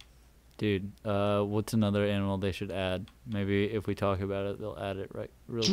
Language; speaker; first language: English; native; English